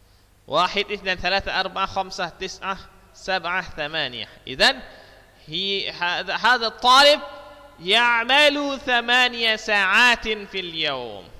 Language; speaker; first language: Arabic; non-native, fluent; Indonesian